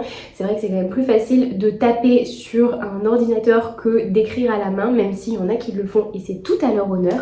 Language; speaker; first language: French; native; French